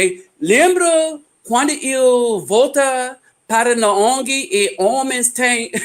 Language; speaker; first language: Portuguese; non-native, learner; English